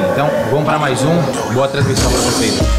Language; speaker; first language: Portuguese; native; Portuguese